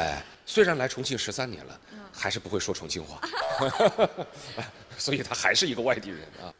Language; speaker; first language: Chinese; native; Chinese